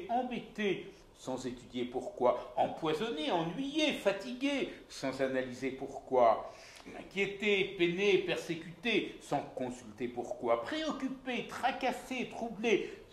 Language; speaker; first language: French; native; French